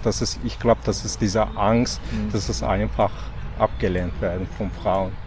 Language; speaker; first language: German; non-native, fluent; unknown